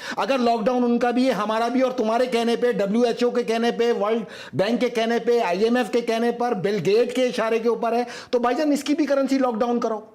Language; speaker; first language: Urdu; native; Urdu